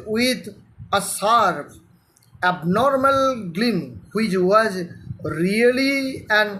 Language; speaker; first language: English; non-native, local second language; Bangla